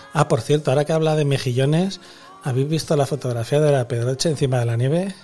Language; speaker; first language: Spanish; native; Spanish